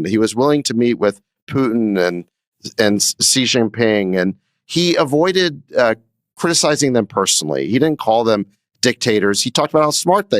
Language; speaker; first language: English; native; English